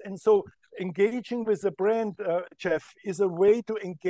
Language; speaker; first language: English; non-native, fluent; German